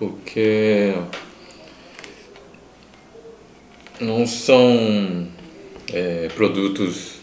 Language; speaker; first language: Portuguese; non-native, fluent; Japanese